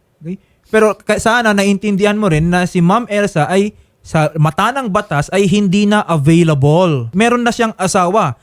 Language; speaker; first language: Filipino; native; Filipino